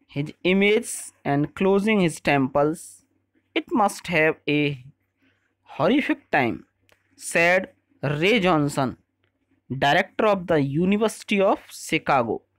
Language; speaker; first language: Hindi; native; Hindi